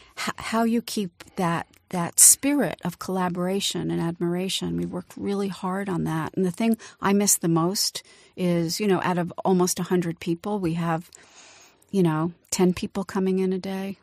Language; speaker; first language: English; native; English